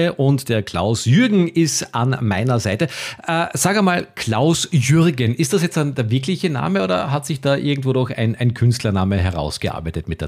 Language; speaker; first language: German; native; German